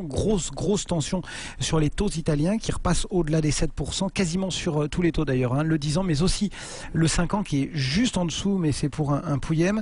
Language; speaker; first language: French; native; French